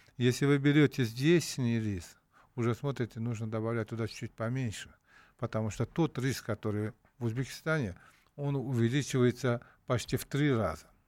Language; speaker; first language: Russian; non-native, local second language; Uzbek